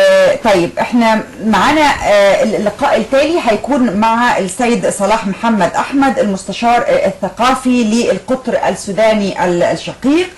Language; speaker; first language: Arabic; native; Arabic